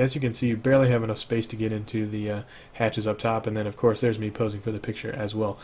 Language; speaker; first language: English; native; English